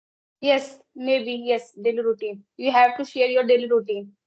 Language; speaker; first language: English; non-native, local second language; Hindi